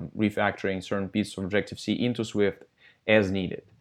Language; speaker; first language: English; non-native, fluent; Russian